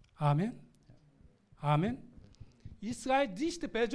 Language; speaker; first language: German; non-native, learner; Korean